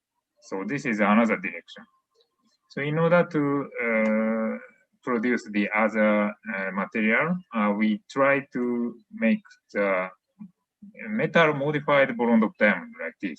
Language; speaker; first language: English; non-native, fluent; Japanese